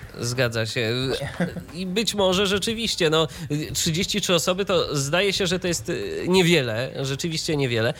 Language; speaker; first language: Polish; native; Polish